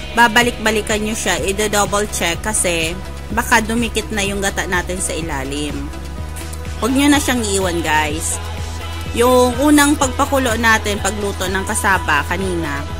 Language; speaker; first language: Filipino; non-native, local second language; Bikol